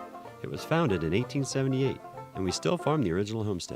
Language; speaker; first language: English; native; English